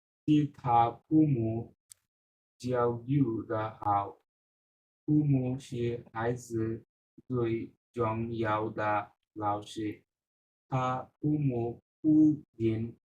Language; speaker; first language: Chinese; non-native, learner; Bangla